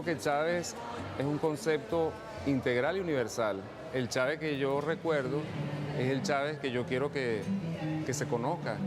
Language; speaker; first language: Spanish; native; Spanish